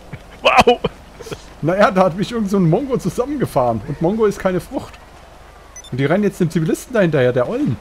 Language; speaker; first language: German; native; German